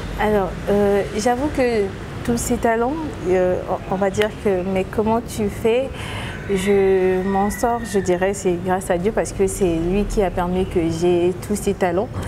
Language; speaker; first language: French; non-native, local second language; Lingala